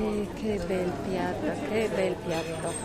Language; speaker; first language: Italian; non-native, learner; Russian